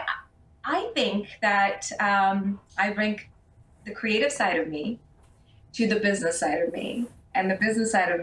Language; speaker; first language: English; non-native, local second language; Urdu